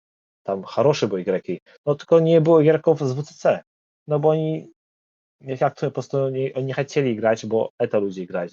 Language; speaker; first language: Russian; non-native, learner; Polish